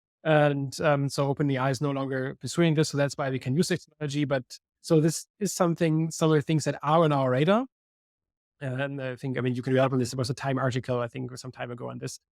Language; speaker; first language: English; non-native, fluent; German